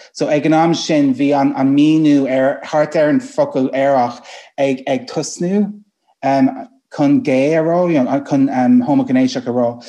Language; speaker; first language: Irish; non-native, local second language; English